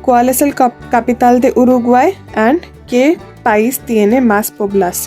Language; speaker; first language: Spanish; non-native, fluent; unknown